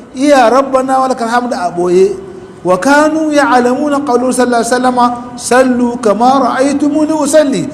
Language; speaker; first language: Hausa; native; Hausa